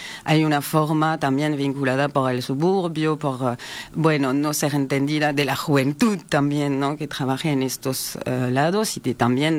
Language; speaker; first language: Spanish; non-native, fluent; French